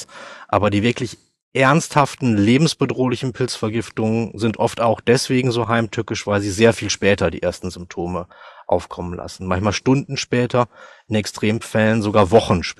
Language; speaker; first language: German; native; German